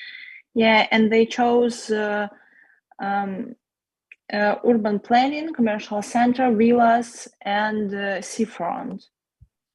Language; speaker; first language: English; non-native, learner; Russian